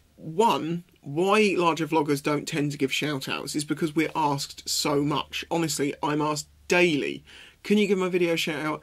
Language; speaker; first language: English; native; English